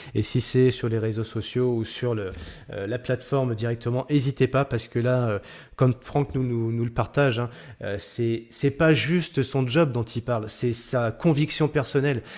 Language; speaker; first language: French; native; French